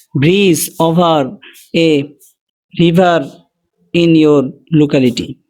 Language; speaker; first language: English; non-native, local second language; Bangla